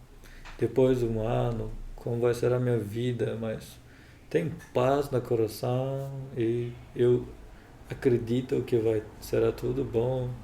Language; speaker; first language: Portuguese; non-native, learner; Russian